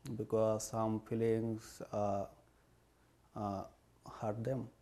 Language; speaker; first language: English; non-native, learner; Bangla